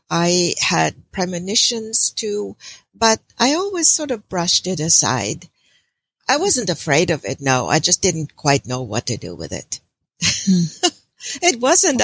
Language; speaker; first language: English; non-native, fluent; German